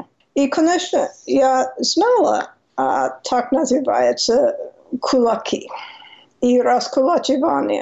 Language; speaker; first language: Russian; non-native, fluent; English